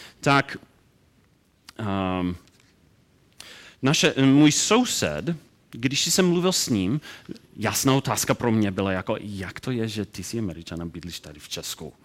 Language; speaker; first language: Czech; non-native, learner; English